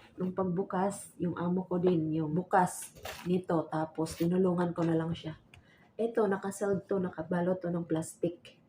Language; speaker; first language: Filipino; non-native, local second language; Cebuano